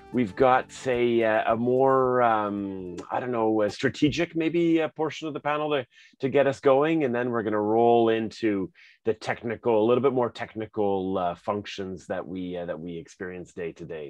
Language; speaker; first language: English; native; English